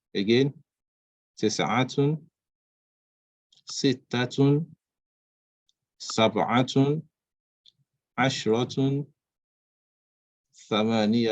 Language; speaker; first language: Arabic; non-native, fluent; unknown